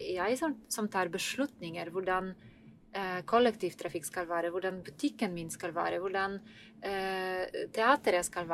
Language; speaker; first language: Norwegian; non-native, fluent; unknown